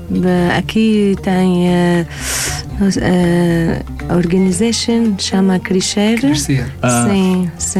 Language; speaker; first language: Portuguese; non-native, learner; Arabic